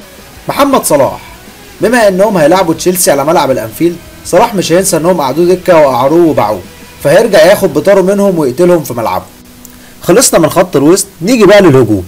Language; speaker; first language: Arabic; native; Arabic